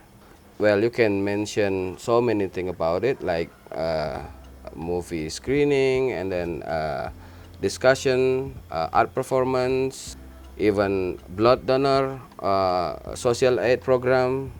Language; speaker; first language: English; non-native, learner; Indonesian